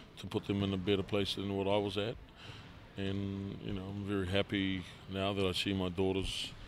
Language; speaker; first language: English; native; English